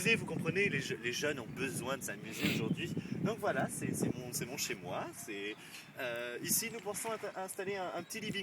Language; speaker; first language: French; native; French